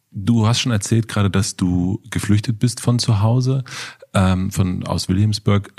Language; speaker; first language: German; native; German